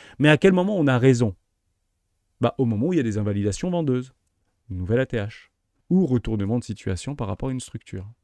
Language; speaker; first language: French; native; French